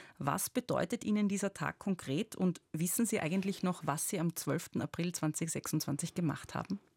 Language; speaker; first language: German; native; German